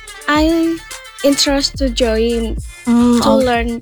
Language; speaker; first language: English; non-native, learner; Indonesian